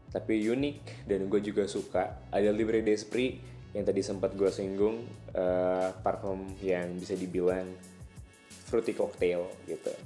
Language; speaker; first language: Indonesian; native; Indonesian